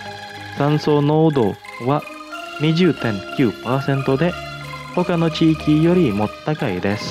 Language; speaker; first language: Japanese; non-native, fluent; Indonesian